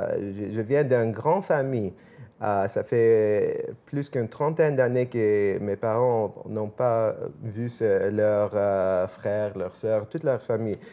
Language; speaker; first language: French; non-native, fluent; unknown